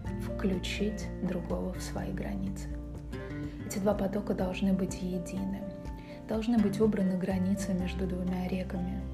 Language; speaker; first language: Russian; native; Russian